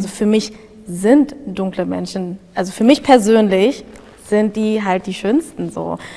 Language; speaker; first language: German; early bilingual, other home language; Tigrinya